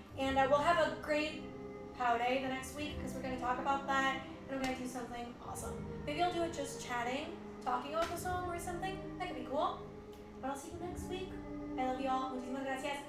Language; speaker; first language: English; non-native, fluent; Spanish